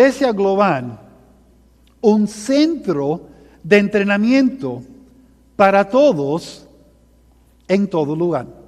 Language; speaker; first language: Spanish; early bilingual, heritage; Spanish